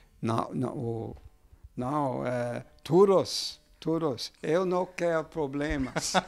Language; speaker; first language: Portuguese; non-native, learner; English